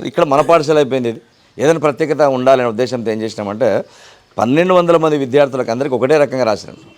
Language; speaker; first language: Telugu; non-native, local second language; Urdu